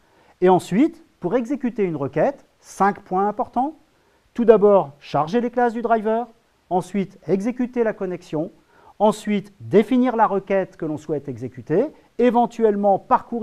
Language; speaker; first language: French; native; French